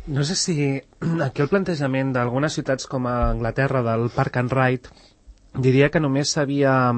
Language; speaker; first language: Catalan; native; Catalan